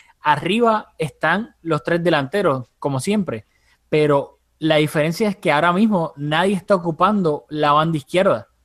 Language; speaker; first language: Spanish; early bilingual, heritage; Spanish